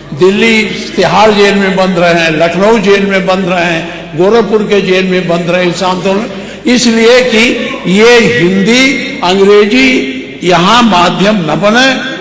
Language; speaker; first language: Hindi; native; Hindi